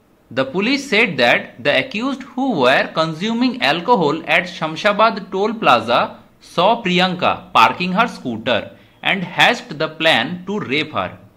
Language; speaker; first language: English; non-native, local second language; Bangla